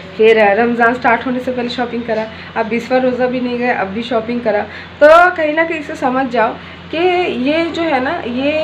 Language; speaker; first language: Hindi; non-native, local second language; Bangla